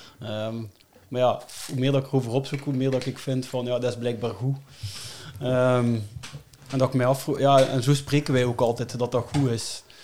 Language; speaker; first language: Dutch; native; Dutch